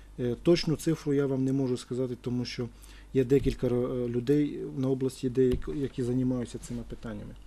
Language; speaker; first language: Ukrainian; non-native, local second language; Romany